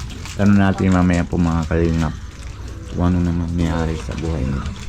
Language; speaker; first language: Filipino; non-native, learner; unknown